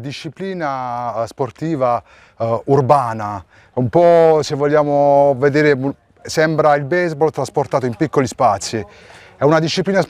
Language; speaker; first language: Italian; native; Italian